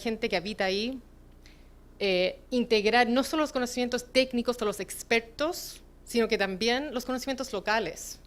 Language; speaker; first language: Spanish; native; Spanish